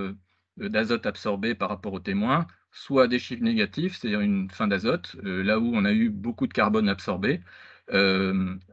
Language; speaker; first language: French; native; French